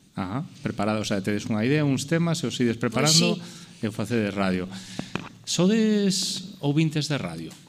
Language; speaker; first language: Galician; non-native, local second language; Spanish